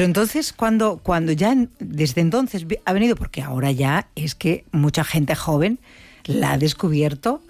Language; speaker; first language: Spanish; native; Spanish